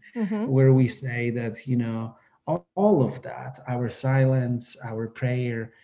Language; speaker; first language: English; non-native, fluent; Polish